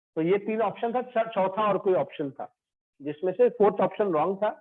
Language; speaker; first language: Hindi; non-native, local second language; Bangla